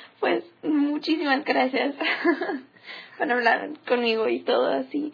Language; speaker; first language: Spanish; early bilingual, heritage; English